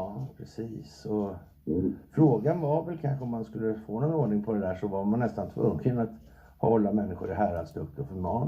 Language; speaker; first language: Swedish; native; Swedish